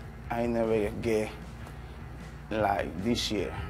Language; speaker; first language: English; non-native, learner; Spanish